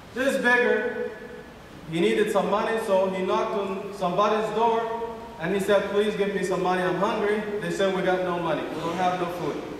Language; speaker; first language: English; non-native, fluent; Arabic